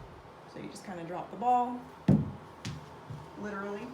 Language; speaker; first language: English; native; English